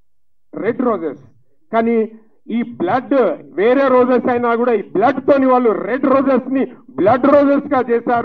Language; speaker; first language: Telugu; native; Telugu